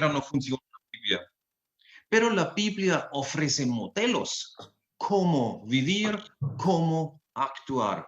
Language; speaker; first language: Spanish; non-native, fluent; German